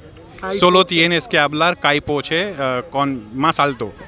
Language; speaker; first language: Spanish; non-native, learner; Gujarati